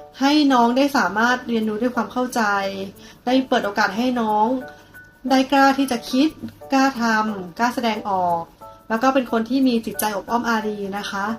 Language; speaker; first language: Thai; native; Thai